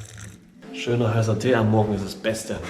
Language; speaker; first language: German; native; German